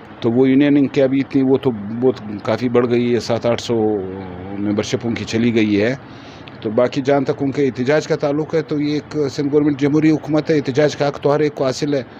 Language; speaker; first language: Urdu; non-native, local second language; Pashto